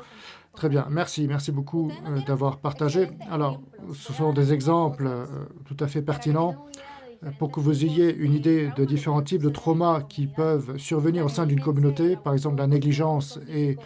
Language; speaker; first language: French; native; French